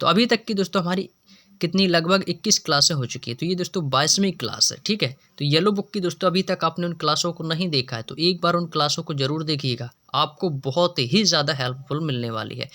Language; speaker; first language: Hindi; native; Hindi